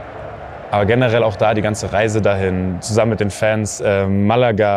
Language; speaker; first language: German; native; German